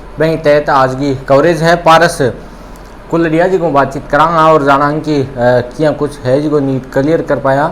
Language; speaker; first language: Hindi; native; Hindi